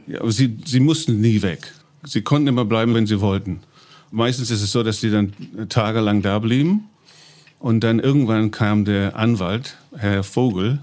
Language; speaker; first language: German; non-native, fluent; English